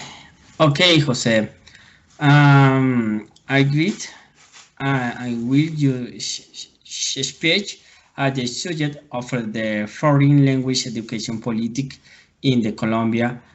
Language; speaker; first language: English; non-native, learner; Spanish